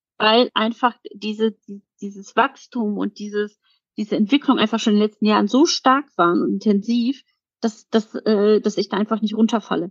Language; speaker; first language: German; early bilingual, other home language; Polish